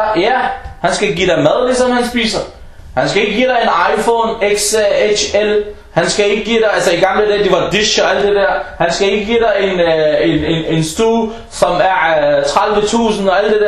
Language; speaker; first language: Danish; non-native, fluent; Arabic